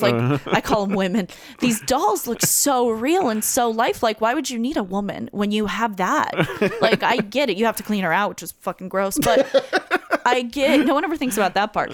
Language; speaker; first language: English; early bilingual, other home language; Russian